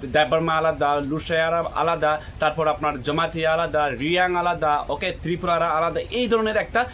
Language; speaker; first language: Bangla; non-native, local second language; Chakma